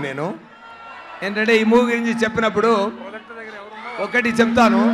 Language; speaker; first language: Telugu; non-native, learner; Tamil